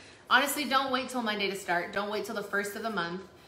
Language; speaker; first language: English; early bilingual, other home language; Spanish